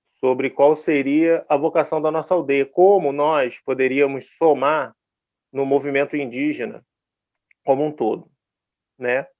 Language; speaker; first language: Portuguese; native; Portuguese